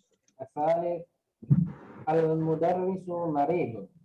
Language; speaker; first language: Arabic; non-native, learner; Indonesian